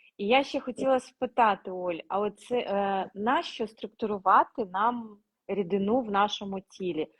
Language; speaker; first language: Ukrainian; non-native, local second language; Russian